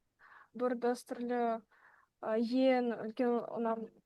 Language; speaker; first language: Kazakh; non-native, local second language; Russian